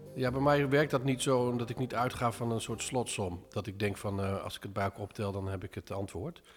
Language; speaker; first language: Dutch; early bilingual, other home language; English